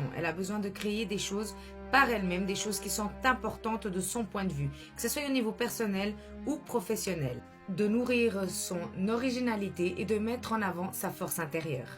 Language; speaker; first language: French; native; French